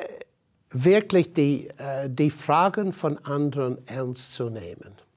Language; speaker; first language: German; non-native, fluent; English